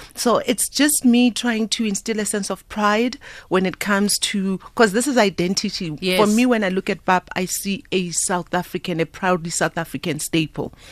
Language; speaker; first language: English; non-native, local second language; Southern Sotho